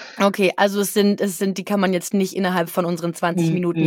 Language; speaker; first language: German; native; German